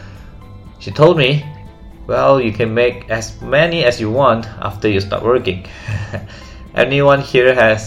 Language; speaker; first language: English; non-native, local second language; Chinese